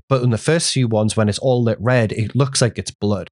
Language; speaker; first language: English; native; English